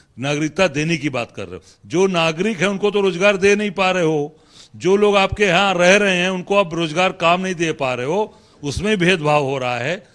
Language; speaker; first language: Hindi; native; Hindi